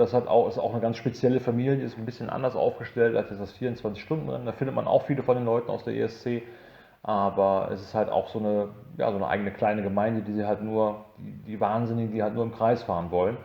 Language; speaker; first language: German; native; German